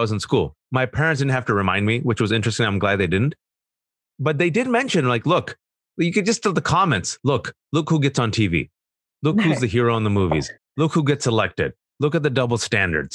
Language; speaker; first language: English; early bilingual, other home language; Urdu